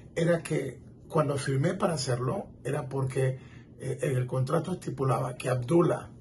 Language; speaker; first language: Spanish; native; Spanish